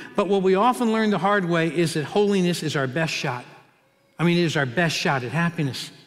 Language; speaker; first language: English; native; English